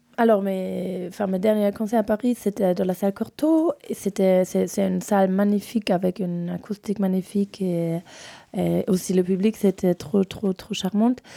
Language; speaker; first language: French; non-native, fluent; German